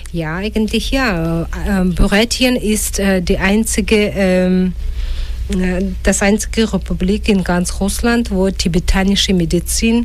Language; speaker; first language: German; non-native, fluent; Russian